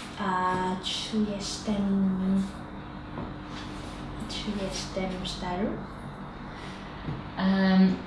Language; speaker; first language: Polish; non-native, learner; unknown